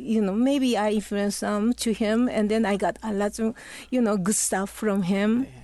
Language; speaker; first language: English; non-native, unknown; Japanese